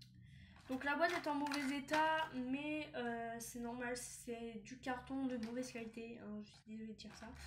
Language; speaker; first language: French; native; French